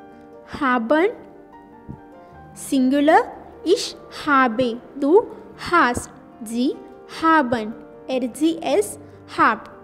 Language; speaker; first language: German; non-native, learner; English